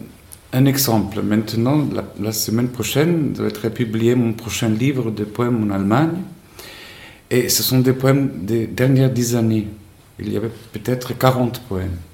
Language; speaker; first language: French; non-native, fluent; Spanish